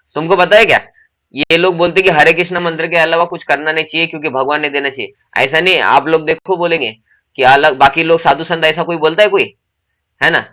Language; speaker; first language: Hindi; non-native, local second language; Marathi